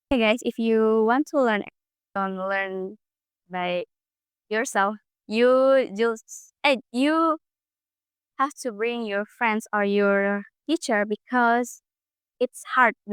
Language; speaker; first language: English; non-native, learner; Indonesian